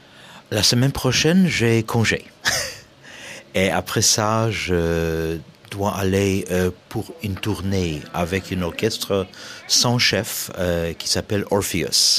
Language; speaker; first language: French; non-native, fluent; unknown